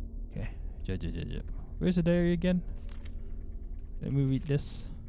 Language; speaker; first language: English; non-native, local second language; Malay